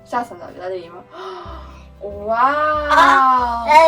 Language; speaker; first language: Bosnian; early bilingual, heritage; Serbian